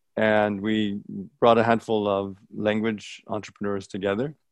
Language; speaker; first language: English; native; English